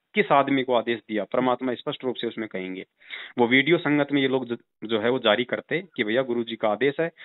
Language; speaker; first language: Hindi; native; Hindi